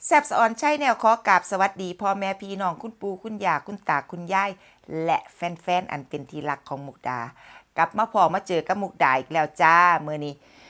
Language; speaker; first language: Thai; native; Thai